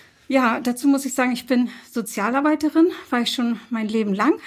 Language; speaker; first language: German; early bilingual, other home language; Turkish